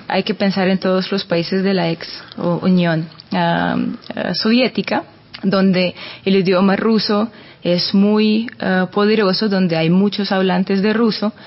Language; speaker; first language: Spanish; non-native, fluent; Russian